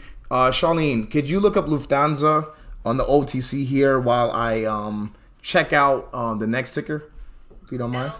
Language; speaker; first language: English; native; English